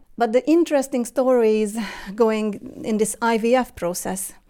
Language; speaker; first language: English; non-native, fluent; Hungarian